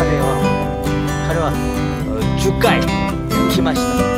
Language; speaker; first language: Japanese; non-native, learner; Korean